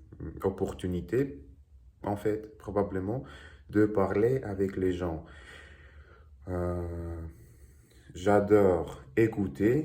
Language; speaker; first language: French; non-native, learner; Russian